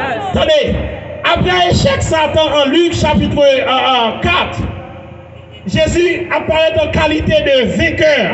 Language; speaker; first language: French; non-native, local second language; Haitian Creole